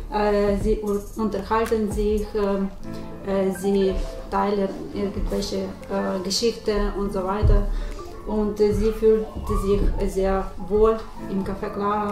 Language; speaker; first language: German; non-native, fluent; Ukrainian